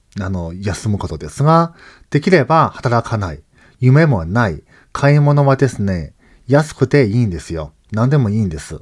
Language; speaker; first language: Japanese; non-native, fluent; Chinese